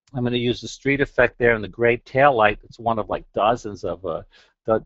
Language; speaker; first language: English; native; English